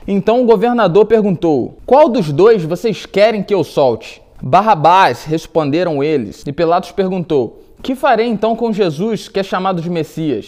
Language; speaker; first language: Portuguese; native; Portuguese